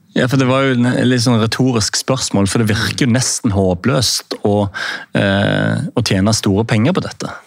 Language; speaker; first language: Norwegian; native; Norwegian